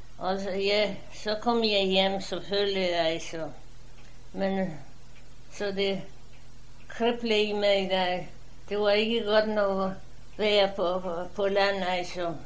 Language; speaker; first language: Danish; non-native, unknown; Polish